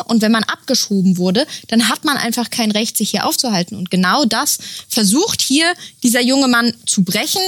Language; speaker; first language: German; native; German